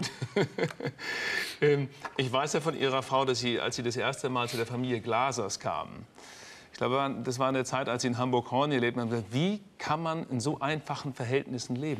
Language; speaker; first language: German; native; German